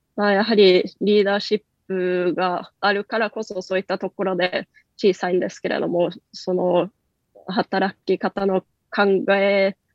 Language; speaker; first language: Japanese; non-native, fluent; Norwegian